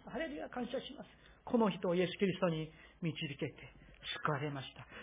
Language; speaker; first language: Japanese; non-native, fluent; Korean